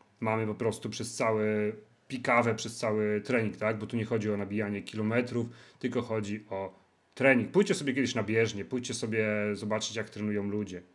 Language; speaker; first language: Polish; native; Polish